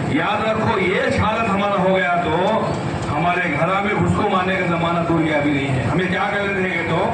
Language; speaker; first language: Urdu; native; Urdu